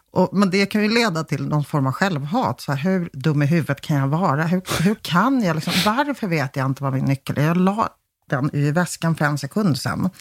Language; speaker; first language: Swedish; early bilingual, other home language; Polish